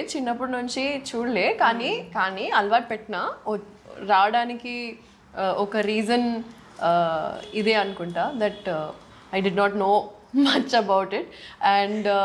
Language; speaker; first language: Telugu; non-native, local second language; Urdu